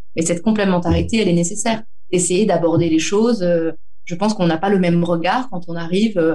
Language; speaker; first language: French; native; French